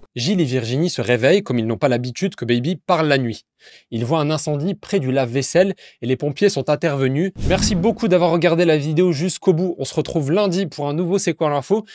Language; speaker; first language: French; native; French